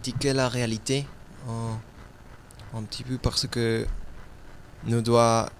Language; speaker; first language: French; non-native, learner; Spanish